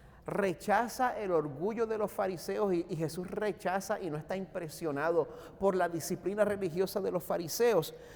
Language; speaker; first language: Spanish; native; Spanish